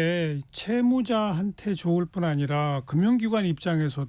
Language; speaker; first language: Korean; native; Korean